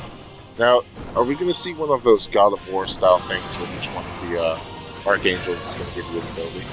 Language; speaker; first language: English; native; English